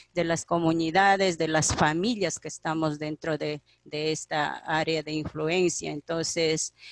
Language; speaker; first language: Spanish; non-native, local second language; Quechua